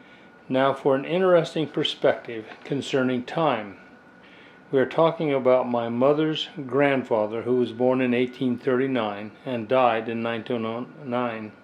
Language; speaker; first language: English; native; English